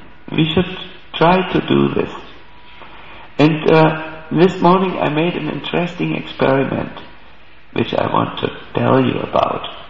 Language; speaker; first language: English; non-native, fluent; German